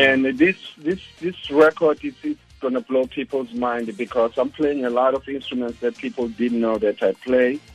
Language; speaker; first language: English; non-native, local second language; Zulu